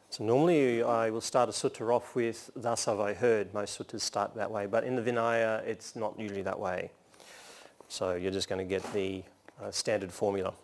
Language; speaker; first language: English; native; English